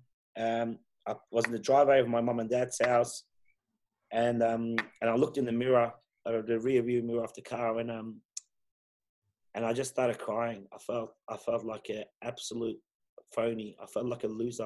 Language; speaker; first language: English; early bilingual, other home language; Persian